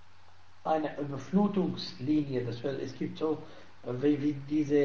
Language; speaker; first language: German; non-native, fluent; Arabic